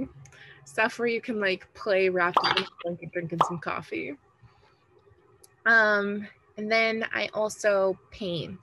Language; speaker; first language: English; early bilingual, other home language; Spanish